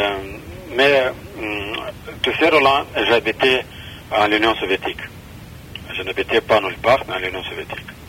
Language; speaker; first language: French; non-native, fluent; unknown